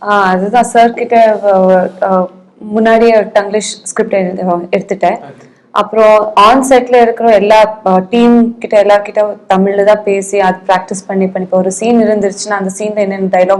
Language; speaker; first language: Tamil; non-native, fluent; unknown